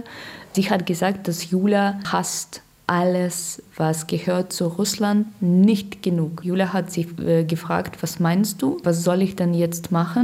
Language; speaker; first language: German; non-native, learner; Russian